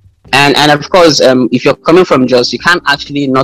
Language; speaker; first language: English; non-native, local second language; Hausa